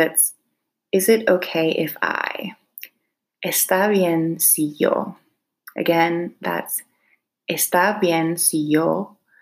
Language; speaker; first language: Spanish; non-native, fluent; English